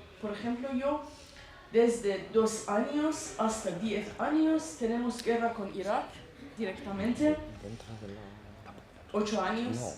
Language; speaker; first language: Spanish; non-native, learner; Persian